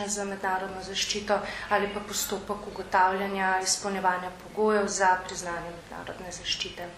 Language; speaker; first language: Slovenian; native; Slovenian